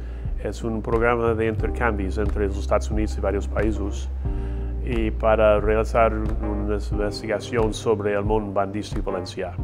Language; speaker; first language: Catalan; non-native, fluent; English